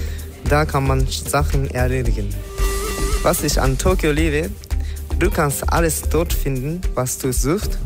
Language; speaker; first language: German; non-native, learner; Japanese